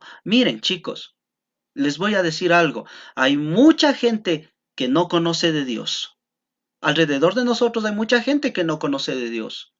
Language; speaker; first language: Spanish; native; Spanish